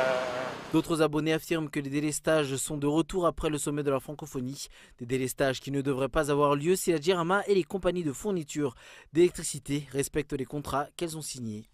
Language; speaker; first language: French; non-native, local second language; Malagasy